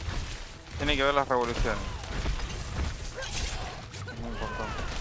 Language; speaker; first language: Spanish; native; Spanish